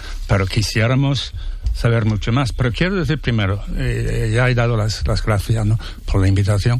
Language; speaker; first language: Spanish; non-native, fluent; English